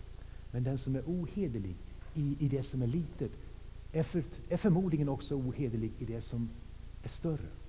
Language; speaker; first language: Swedish; native; Swedish